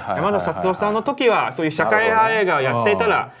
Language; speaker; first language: Japanese; non-native, fluent; Chinese